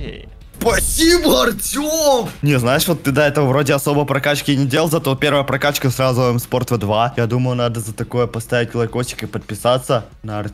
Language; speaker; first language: Russian; native; Russian